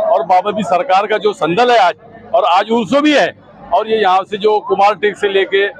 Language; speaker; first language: Hindi; non-native, local second language; Urdu